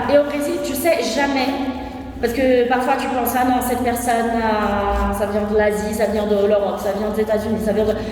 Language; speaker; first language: French; non-native, fluent; Portuguese